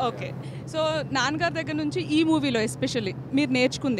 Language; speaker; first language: Telugu; native; Telugu